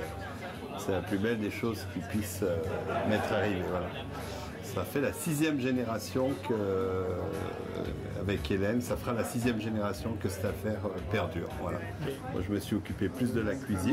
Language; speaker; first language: French; native; French